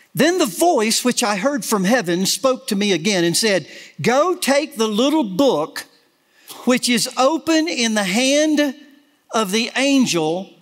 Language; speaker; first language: English; native; English